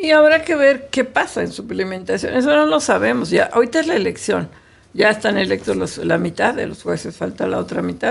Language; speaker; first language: Spanish; native; Spanish